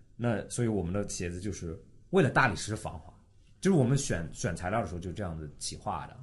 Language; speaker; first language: Chinese; early bilingual, heritage; Chinese